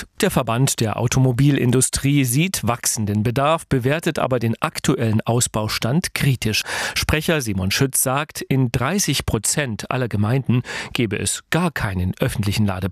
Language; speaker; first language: German; native; German